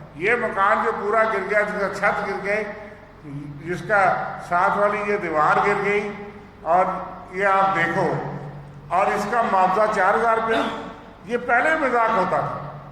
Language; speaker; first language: Urdu; non-native, local second language; Dogri